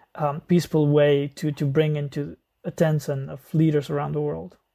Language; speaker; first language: English; non-native, local second language; Nepali